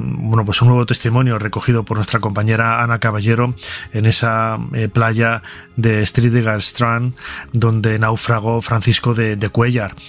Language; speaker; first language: Spanish; native; Spanish